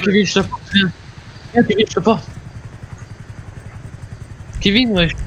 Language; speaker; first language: French; native; French